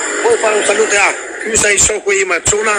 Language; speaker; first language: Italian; non-native, learner; Albanian